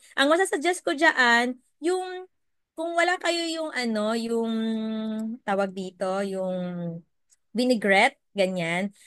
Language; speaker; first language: Filipino; non-native, local second language; Iloko